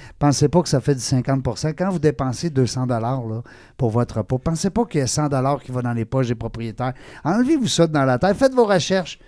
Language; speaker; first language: French; native; French